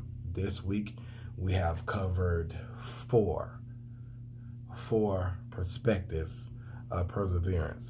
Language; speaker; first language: English; native; English